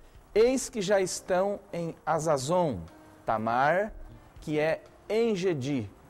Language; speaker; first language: Portuguese; native; Portuguese